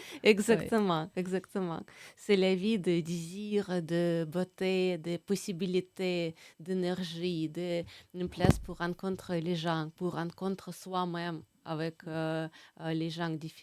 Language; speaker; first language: French; non-native, fluent; Russian